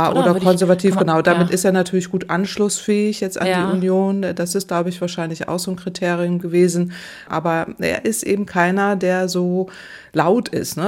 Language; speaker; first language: German; native; German